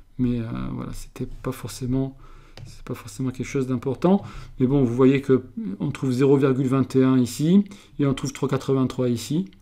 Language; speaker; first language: French; native; French